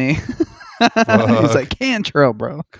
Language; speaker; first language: English; native; English